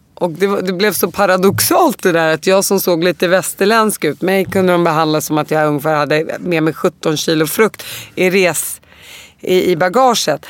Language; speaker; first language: Swedish; early bilingual, other home language; Arabic